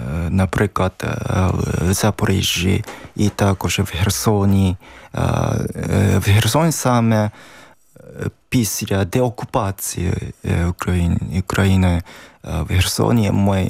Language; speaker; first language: Ukrainian; non-native, learner; Japanese